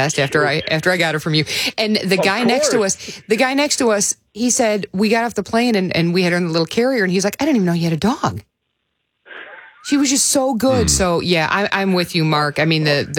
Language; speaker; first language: English; native; English